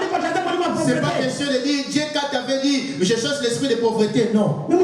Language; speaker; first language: French; non-native, local second language; Lingala